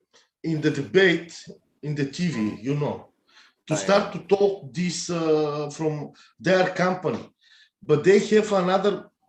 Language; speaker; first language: English; non-native, learner; Bulgarian